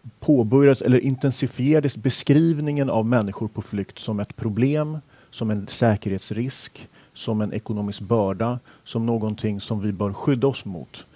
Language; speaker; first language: Swedish; native; Swedish